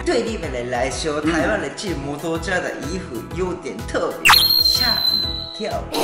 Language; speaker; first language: Chinese; non-native, fluent; Japanese